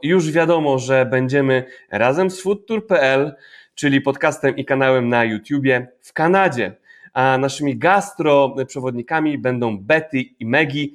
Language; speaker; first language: Polish; native; Polish